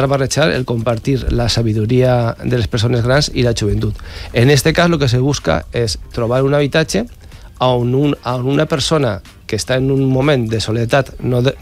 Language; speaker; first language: Catalan; native; Catalan